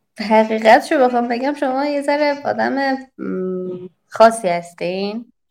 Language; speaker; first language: Persian; native; Persian